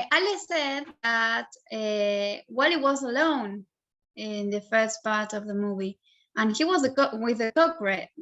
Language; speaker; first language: English; non-native, learner; Spanish